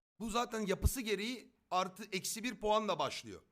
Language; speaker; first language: Turkish; native; Turkish